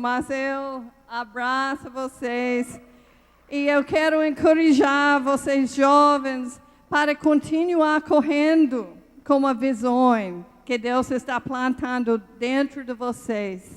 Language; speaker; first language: Portuguese; non-native, learner; English